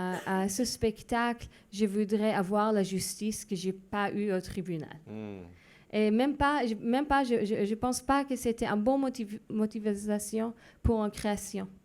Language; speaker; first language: French; non-native, fluent; Hebrew